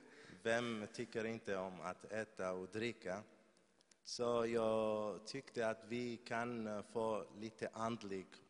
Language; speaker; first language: Swedish; non-native, fluent; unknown